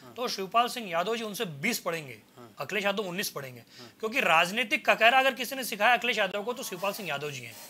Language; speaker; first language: Hindi; native; Hindi